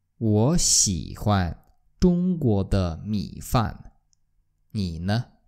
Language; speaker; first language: Chinese; non-native, learner; Polish